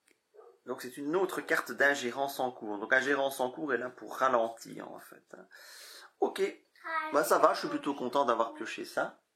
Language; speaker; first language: French; native; French